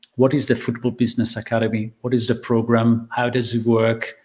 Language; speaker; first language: English; non-native, fluent; Italian